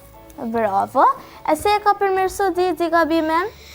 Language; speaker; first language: Albanian; native; Albanian